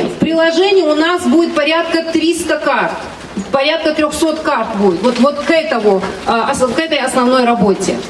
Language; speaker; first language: Russian; non-native, local second language; Ingush